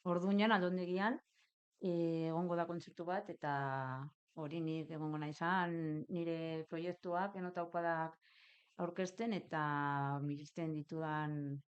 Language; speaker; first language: Basque; non-native, local second language; Spanish